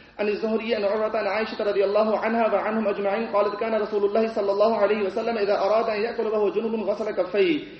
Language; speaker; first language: Arabic; non-native, fluent; Urdu